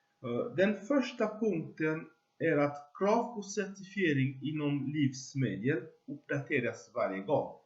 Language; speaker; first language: Swedish; non-native, fluent; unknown